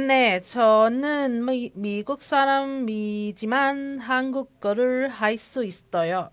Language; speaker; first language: Korean; non-native, learner; Cantonese